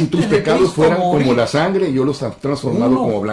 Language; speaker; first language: Spanish; native; Spanish